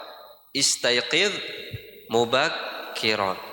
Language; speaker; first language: Arabic; non-native, fluent; Indonesian